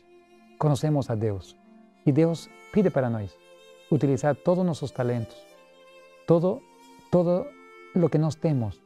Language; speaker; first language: Portuguese; non-native, learner; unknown